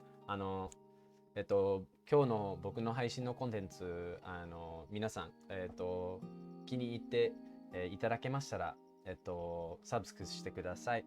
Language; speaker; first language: Japanese; non-native, fluent; English